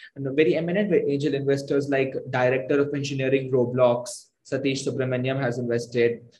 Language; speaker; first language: English; non-native, local second language; Hindi